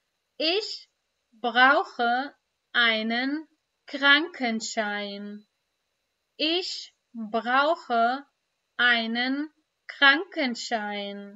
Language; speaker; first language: German; non-native, fluent; Urdu